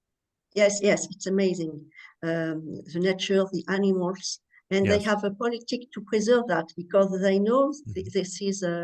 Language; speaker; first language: English; non-native, learner; French